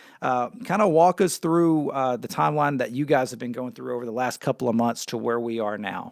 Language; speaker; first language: English; native; English